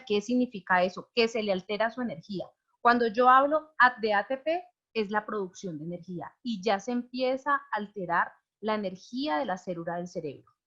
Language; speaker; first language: Spanish; native; Spanish